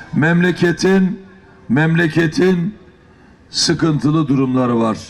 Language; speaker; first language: Turkish; native; Turkish